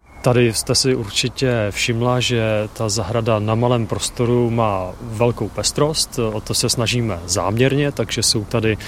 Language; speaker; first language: Czech; native; Czech